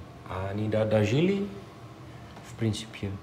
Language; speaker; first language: Russian; non-native, learner; Dutch